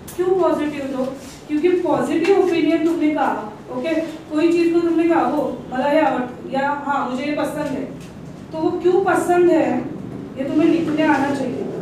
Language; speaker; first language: Hindi; non-native, local second language; Marathi